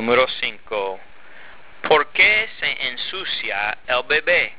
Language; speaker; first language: Spanish; non-native, fluent; English